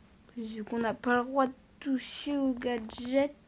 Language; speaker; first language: French; native; French